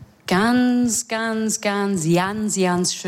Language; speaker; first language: German; non-native, learner; English